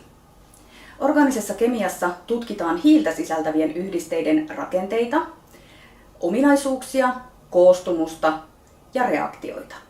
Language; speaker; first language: Finnish; native; Finnish